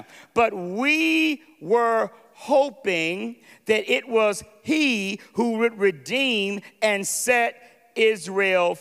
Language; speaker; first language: English; native; English